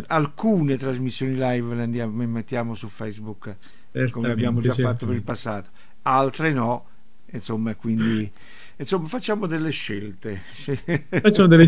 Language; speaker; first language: Italian; native; Italian